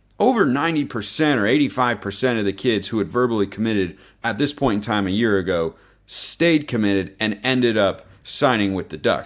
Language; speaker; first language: English; native; English